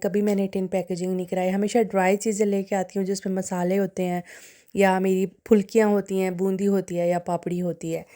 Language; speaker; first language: Urdu; non-native, local second language; Punjabi